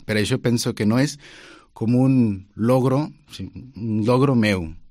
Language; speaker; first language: Catalan; non-native, fluent; Spanish